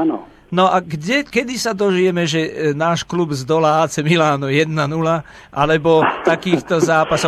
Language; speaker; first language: Slovak; native; Slovak